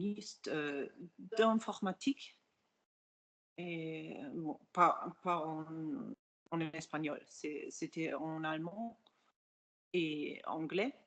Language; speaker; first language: French; non-native, fluent; German